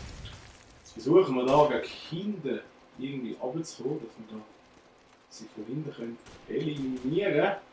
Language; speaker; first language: German; native; German